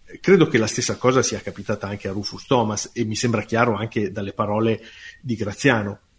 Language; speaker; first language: Italian; native; Italian